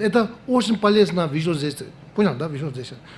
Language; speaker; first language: Russian; non-native, learner; Tibetan